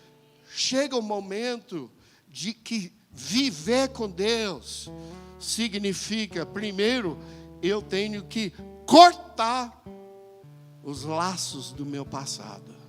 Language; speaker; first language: Portuguese; non-native, fluent; English